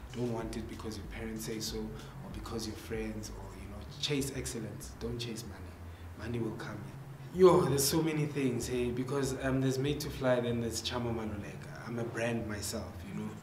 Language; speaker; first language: English; non-native, local second language; Tsonga